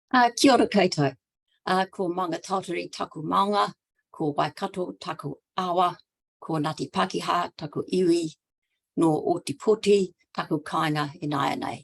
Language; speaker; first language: Māori; non-native, local second language; English